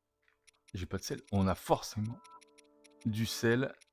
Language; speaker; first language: French; native; French